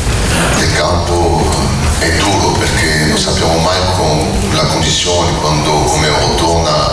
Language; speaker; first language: Italian; non-native, fluent; French